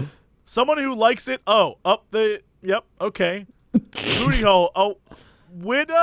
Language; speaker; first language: English; native; English